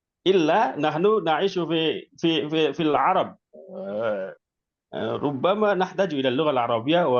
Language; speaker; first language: Arabic; non-native, fluent; Indonesian